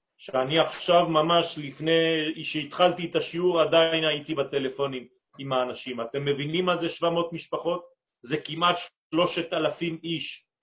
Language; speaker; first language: Hebrew; non-native, fluent; French